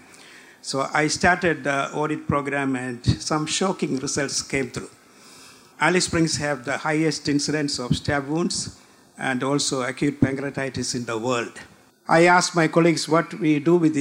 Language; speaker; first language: English; non-native, local second language; Malayalam